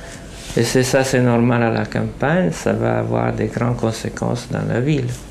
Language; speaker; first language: French; non-native, fluent; Italian